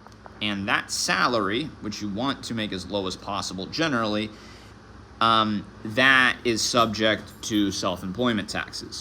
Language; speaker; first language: English; native; English